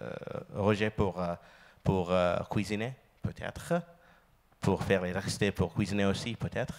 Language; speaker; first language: French; non-native, learner; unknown